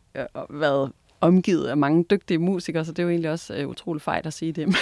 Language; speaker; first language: Danish; native; Danish